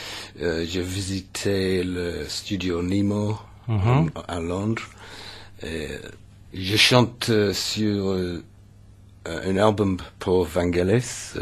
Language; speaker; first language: French; non-native, learner; English